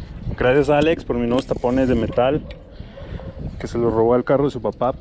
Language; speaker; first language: Spanish; native; Spanish